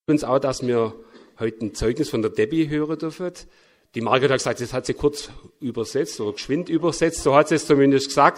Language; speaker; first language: German; native; German